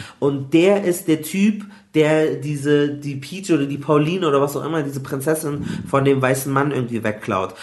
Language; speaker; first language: German; native; German